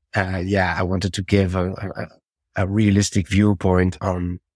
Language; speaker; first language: English; non-native, fluent; Dutch